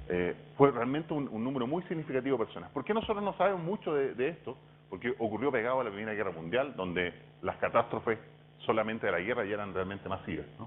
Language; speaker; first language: Spanish; native; Spanish